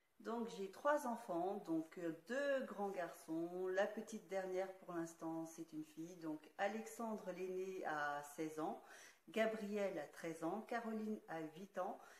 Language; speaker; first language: French; native; French